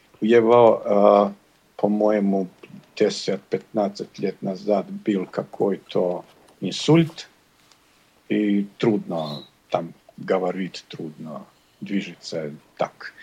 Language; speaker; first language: Russian; non-native, learner; Bosnian